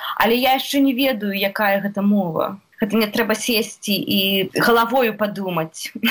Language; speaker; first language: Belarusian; native; Belarusian